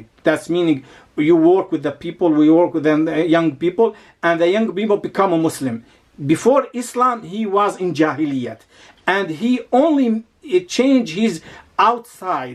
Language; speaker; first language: English; non-native, learner; Arabic